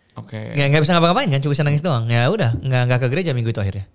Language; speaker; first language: Indonesian; native; Indonesian